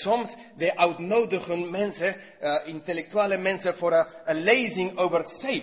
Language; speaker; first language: Dutch; non-native, learner; English